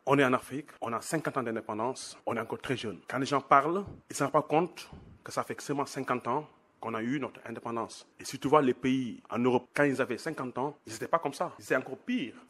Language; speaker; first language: French; non-native, local second language; Wolof